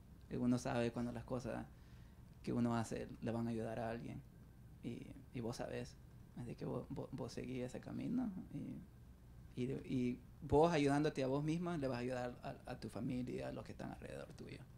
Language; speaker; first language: Spanish; early bilingual, heritage; Spanish